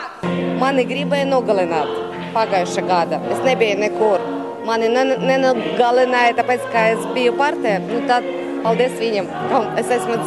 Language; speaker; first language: Latvian; non-native, local second language; Russian